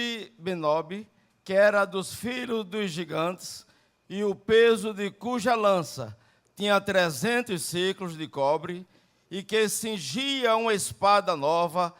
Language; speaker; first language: Portuguese; native; Portuguese